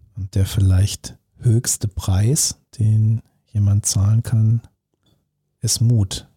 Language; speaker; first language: German; native; German